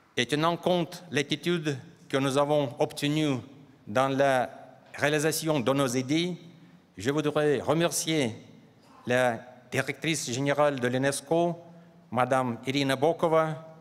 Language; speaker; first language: French; non-native, fluent; Russian